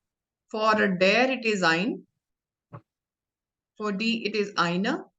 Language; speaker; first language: German; non-native, learner; Hindi